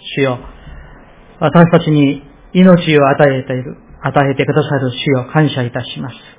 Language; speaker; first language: Japanese; non-native, fluent; Korean